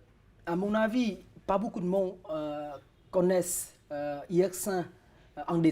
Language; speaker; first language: French; non-native, fluent; Vietnamese